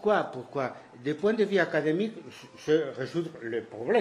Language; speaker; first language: French; non-native, fluent; Spanish